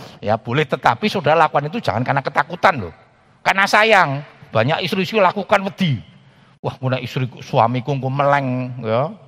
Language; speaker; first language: Indonesian; native; Indonesian